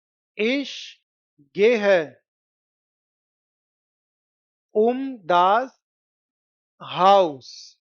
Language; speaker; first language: German; non-native, fluent; Hindi